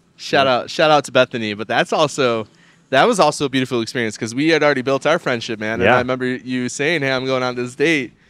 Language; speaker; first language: English; native; English